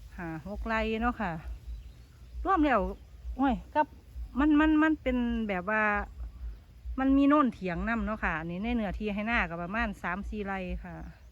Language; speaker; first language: Thai; native; Thai